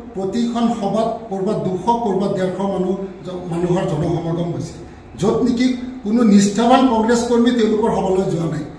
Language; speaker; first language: Assamese; native; Assamese